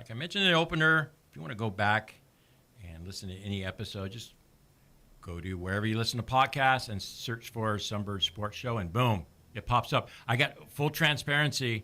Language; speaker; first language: English; native; English